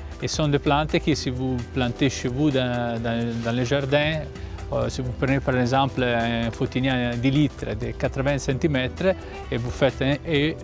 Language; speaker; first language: French; non-native, fluent; Italian